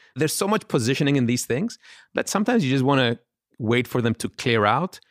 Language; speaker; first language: English; non-native, fluent; Greek